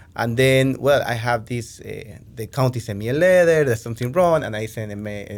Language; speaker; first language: English; non-native, learner; Spanish